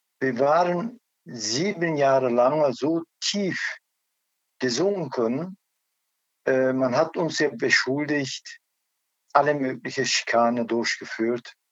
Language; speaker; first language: German; non-native, learner; Turkish